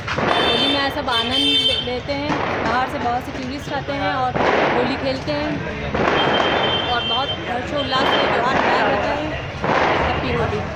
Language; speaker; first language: Hindi; native; Hindi